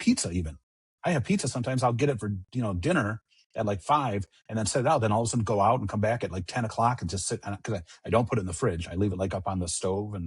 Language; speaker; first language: English; native; English